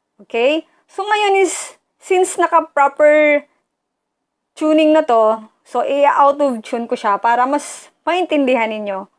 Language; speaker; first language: Filipino; native; Filipino